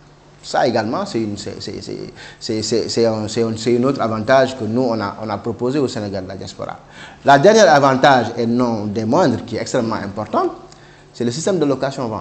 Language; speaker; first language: French; non-native, local second language; Wolof